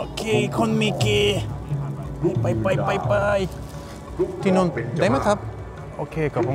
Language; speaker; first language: Thai; non-native, learner; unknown